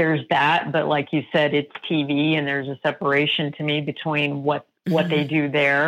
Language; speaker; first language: English; native; English